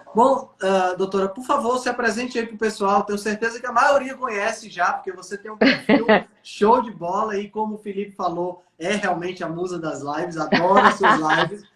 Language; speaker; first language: Portuguese; native; Portuguese